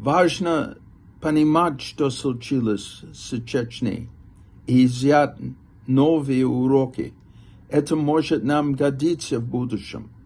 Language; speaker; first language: Russian; non-native, fluent; English